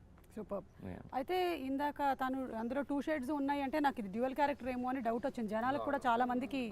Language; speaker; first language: Telugu; native; Telugu